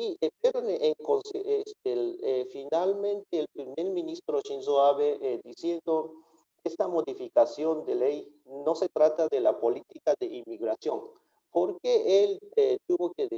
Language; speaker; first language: Spanish; non-native, fluent; Japanese